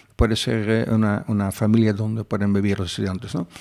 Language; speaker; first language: Spanish; non-native, fluent; Dutch